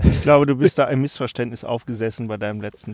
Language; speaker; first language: German; native; German